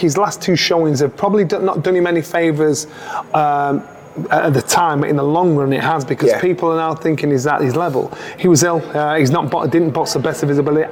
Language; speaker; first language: English; native; English